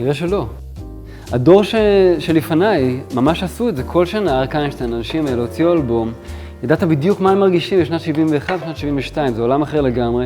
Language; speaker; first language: Hebrew; native; Hebrew